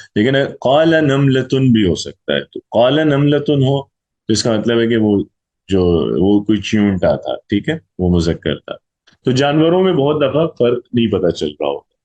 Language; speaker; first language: Urdu; non-native, local second language; Punjabi